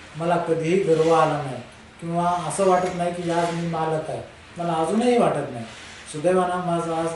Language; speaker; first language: Marathi; native; Marathi